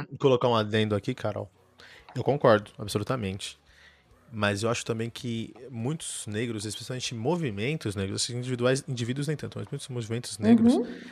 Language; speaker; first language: Portuguese; early bilingual, heritage; Portuguese